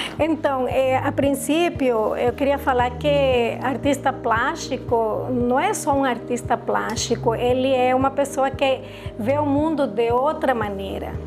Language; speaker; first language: Portuguese; non-native, fluent; Spanish